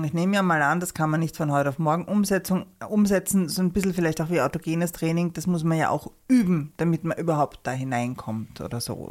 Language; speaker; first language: German; native; German